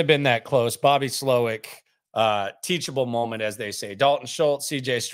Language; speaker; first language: English; native; English